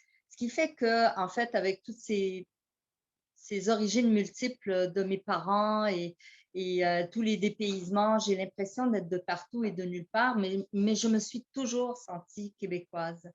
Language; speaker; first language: French; early bilingual, heritage; French